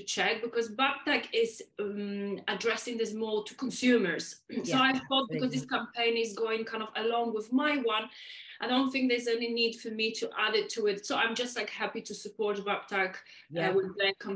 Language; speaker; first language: English; non-native, fluent; Polish